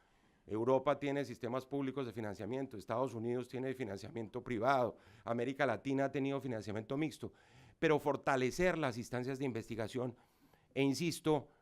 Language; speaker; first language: Spanish; native; Spanish